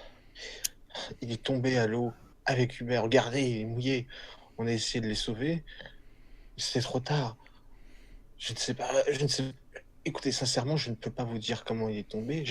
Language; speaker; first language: French; native; French